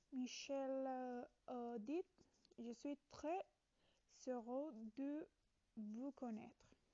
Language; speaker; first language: French; non-native, learner; Italian